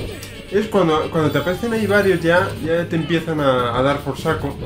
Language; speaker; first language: Spanish; native; Spanish